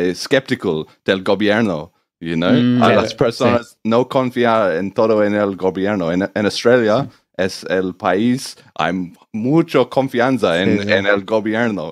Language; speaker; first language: Spanish; non-native, learner; English